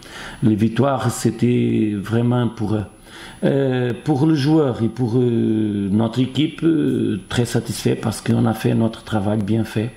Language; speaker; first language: French; non-native, fluent; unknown